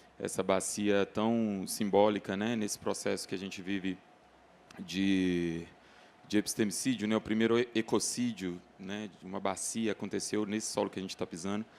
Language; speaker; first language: Portuguese; native; Portuguese